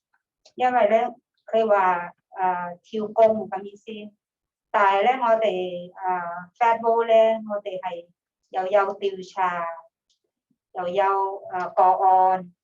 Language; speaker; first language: Cantonese; non-native, learner; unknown